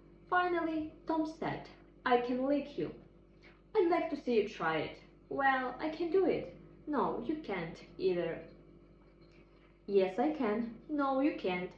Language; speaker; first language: English; non-native, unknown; Ukrainian